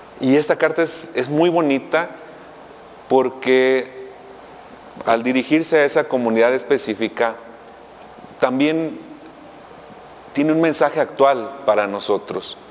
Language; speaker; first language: Spanish; native; Spanish